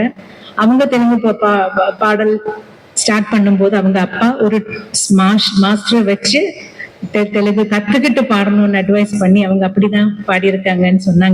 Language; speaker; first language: Tamil; non-native, local second language; Malayalam